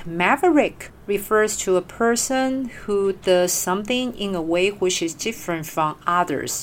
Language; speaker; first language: English; non-native, fluent; Chinese